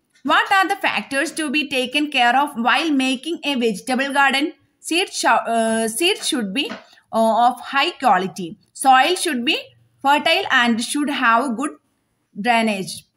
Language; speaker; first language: English; non-native, local second language; Malayalam